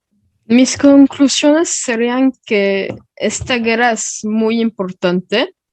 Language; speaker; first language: Spanish; early bilingual, heritage; Spanish